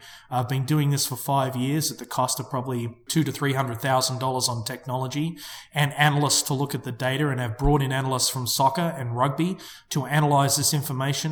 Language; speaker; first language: English; native; English